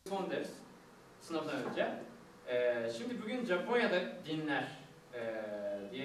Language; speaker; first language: Turkish; non-native, fluent; Japanese